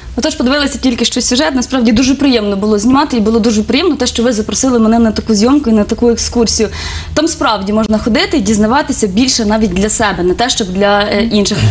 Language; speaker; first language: Ukrainian; native; Ukrainian